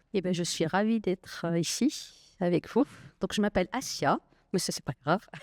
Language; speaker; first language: French; non-native, local second language; Arabic